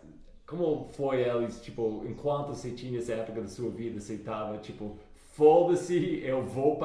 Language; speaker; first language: Portuguese; non-native, fluent; English